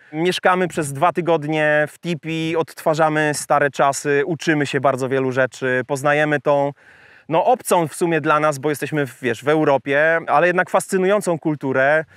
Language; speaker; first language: Polish; native; Polish